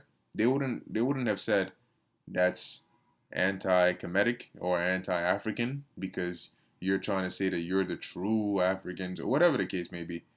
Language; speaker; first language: English; native; English